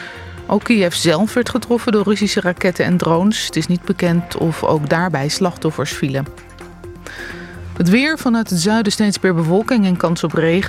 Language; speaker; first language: Dutch; native; Dutch